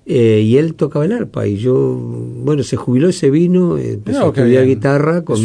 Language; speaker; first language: Spanish; native; Spanish